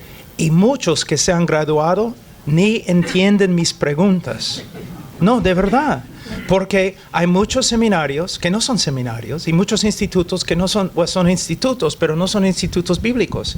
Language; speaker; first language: Spanish; non-native, fluent; English